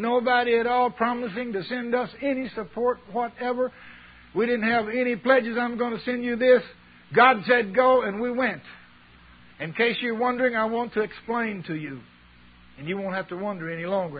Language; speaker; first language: English; native; English